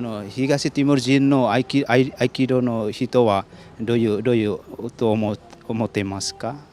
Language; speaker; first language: Japanese; non-native, learner; Tetum